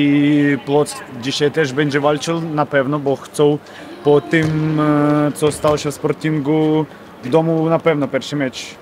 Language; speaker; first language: Polish; non-native, fluent; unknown